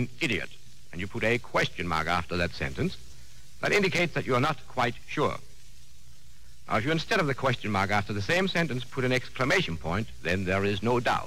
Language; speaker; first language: English; non-native, fluent; Danish